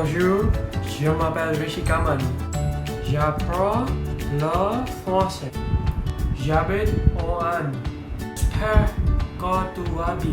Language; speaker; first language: French; non-native, learner; Gujarati